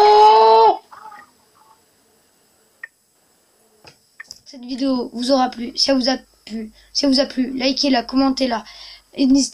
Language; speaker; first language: French; native; French